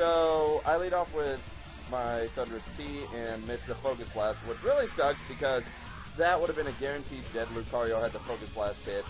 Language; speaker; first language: English; native; English